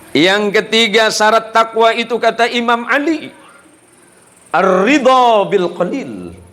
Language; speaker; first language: Indonesian; native; Indonesian